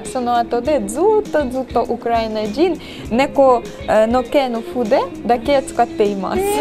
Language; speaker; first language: Japanese; non-native, learner; Ukrainian